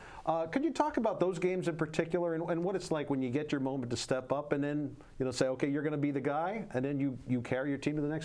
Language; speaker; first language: English; native; English